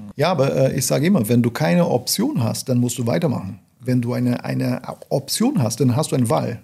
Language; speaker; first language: German; non-native, fluent; Portuguese